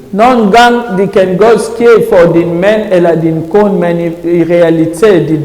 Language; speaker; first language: Swedish; non-native, learner; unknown